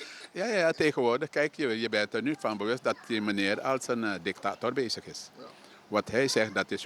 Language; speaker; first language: Dutch; native; Dutch